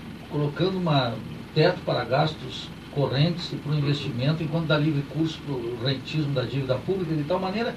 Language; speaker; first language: Portuguese; native; Portuguese